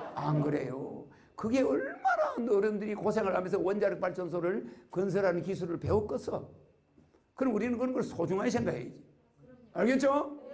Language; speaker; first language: Korean; native; Korean